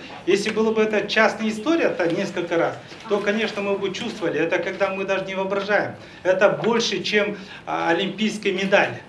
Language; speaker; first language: Russian; non-native, local second language; Kazakh